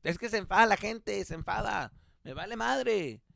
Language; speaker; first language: Spanish; early bilingual, other home language; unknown